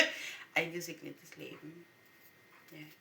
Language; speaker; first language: German; non-native, fluent; French